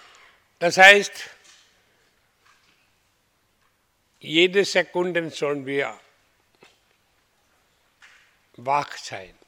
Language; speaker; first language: German; non-native, fluent; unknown